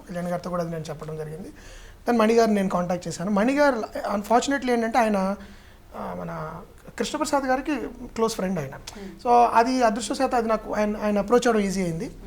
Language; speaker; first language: Telugu; native; Telugu